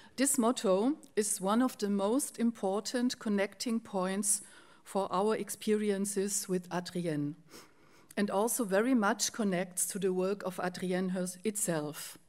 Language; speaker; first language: English; non-native, fluent; German